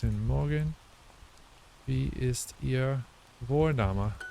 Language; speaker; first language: German; non-native, learner; English